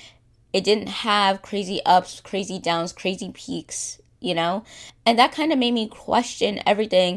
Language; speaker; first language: English; native; English